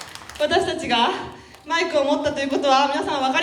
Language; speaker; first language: Japanese; native; Japanese